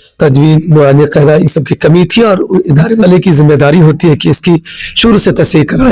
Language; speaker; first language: Urdu; native; Urdu